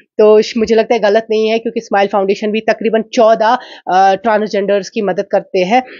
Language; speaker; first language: Hindi; non-native, local second language; Kashmiri